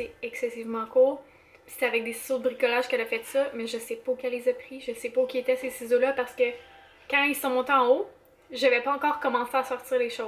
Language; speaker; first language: French; native; French